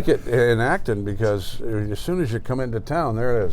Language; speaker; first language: English; native; English